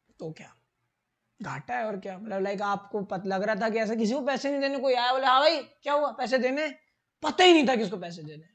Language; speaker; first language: Hindi; native; Hindi